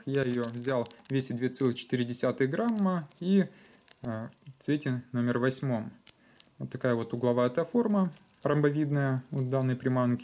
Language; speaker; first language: Russian; native; Russian